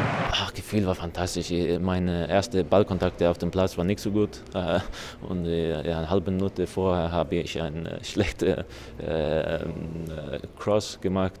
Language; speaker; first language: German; non-native, learner; Faroese